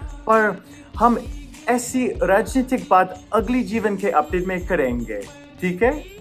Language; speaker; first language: Hindi; non-native, fluent; English